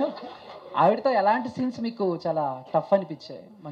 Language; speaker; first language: Telugu; native; Telugu